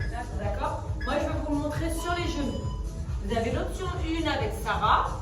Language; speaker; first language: French; native; French